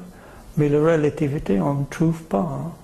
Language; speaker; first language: French; non-native, fluent; English